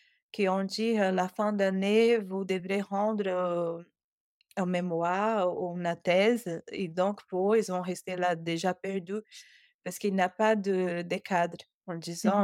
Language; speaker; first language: French; non-native, fluent; Portuguese